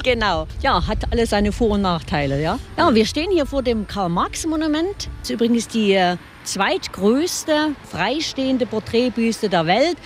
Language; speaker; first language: German; native; German